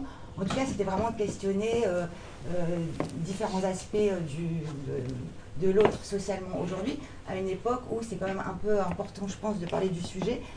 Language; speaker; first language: French; native; French